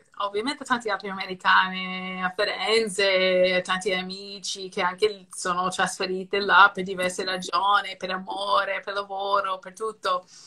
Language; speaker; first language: Italian; non-native, fluent; English